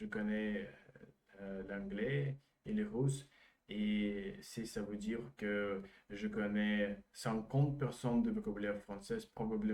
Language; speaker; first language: French; non-native, learner; Russian